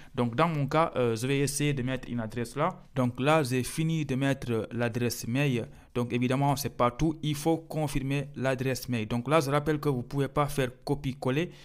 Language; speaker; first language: French; non-native, local second language; Fula